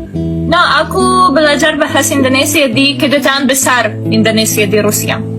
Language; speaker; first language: Indonesian; non-native, fluent; Russian